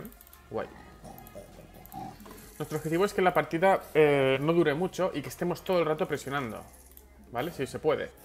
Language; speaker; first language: Spanish; native; Spanish